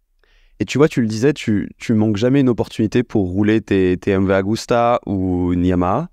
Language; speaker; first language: French; native; French